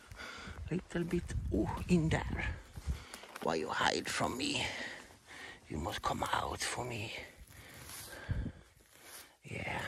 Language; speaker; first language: English; non-native, learner; Swedish